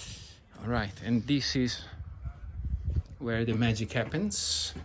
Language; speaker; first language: English; non-native, fluent; Italian